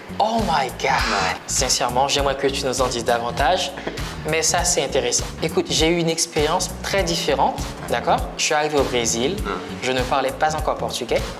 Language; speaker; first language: French; non-native, local second language; Haitian Creole